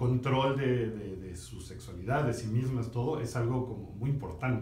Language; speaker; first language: Spanish; native; Spanish